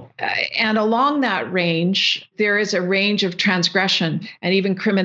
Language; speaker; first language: English; native; English